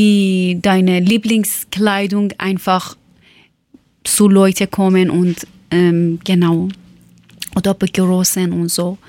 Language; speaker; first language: German; non-native, learner; Persian